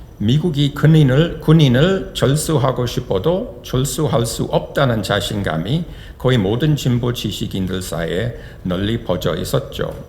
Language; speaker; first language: Korean; non-native, fluent; English